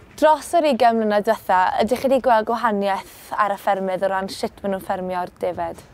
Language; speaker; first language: Welsh; native; Welsh